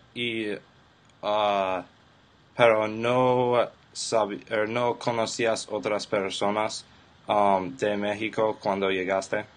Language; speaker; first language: Spanish; non-native, learner; English